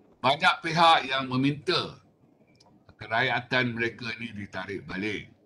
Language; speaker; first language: Malay; non-native, local second language; Chinese